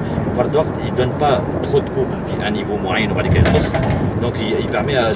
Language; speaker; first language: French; non-native, local second language; Arabic